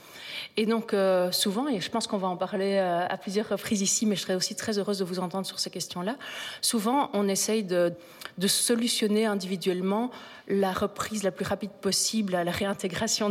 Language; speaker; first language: French; native; French